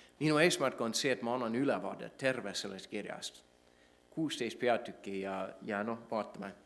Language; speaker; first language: Estonian; non-native, fluent; English